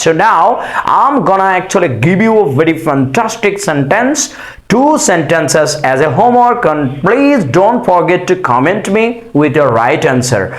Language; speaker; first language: English; non-native, local second language; Bangla